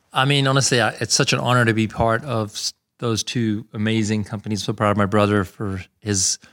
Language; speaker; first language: English; native; English